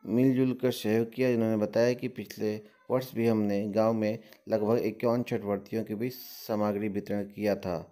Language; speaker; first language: Hindi; native; Hindi